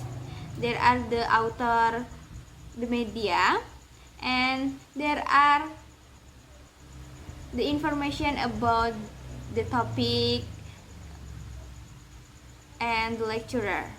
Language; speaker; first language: English; non-native, learner; Indonesian